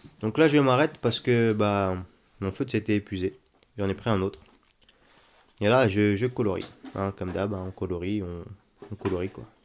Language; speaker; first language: French; native; French